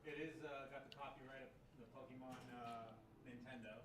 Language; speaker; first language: English; native; English